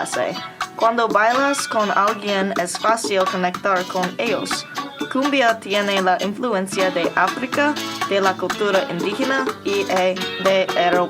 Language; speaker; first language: Spanish; non-native, learner; English